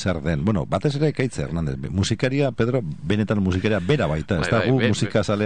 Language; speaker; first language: Basque; native; Basque